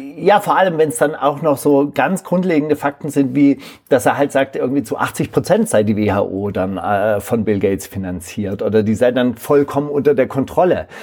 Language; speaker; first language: German; native; German